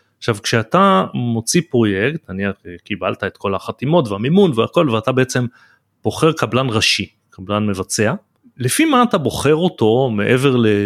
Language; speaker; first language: Hebrew; native; Hebrew